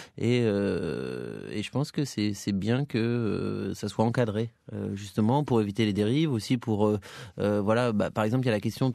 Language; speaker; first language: French; native; French